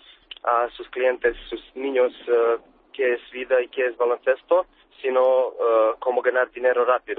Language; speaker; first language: Spanish; non-native, fluent; Serbian